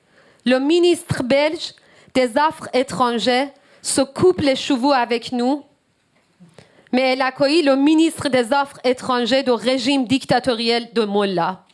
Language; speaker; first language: French; non-native, learner; Persian